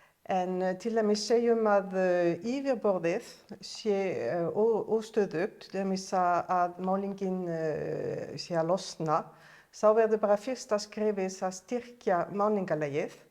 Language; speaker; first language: Icelandic; non-native, fluent; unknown